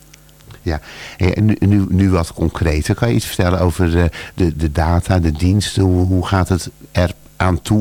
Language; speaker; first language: Dutch; native; Dutch